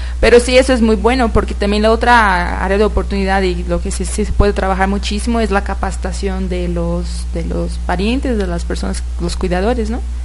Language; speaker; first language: Spanish; non-native, fluent; Portuguese